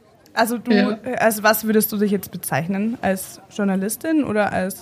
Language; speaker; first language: German; native; German